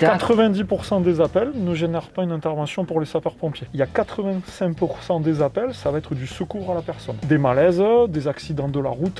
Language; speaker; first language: French; native; French